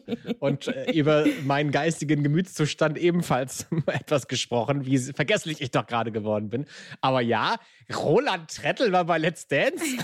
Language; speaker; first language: German; native; German